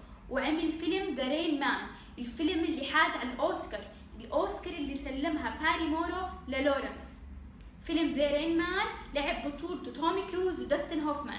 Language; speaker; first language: Arabic; native; Arabic